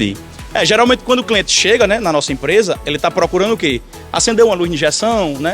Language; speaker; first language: Portuguese; native; Portuguese